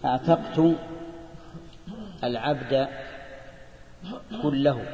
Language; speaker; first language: Arabic; native; Arabic